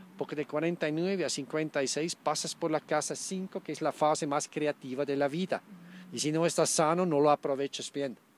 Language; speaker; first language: Spanish; non-native, fluent; German